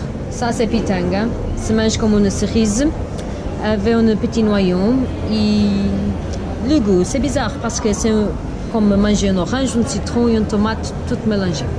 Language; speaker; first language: French; non-native, learner; Portuguese